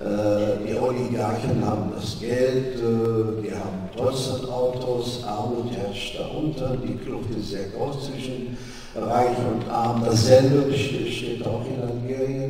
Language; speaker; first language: German; non-native, fluent; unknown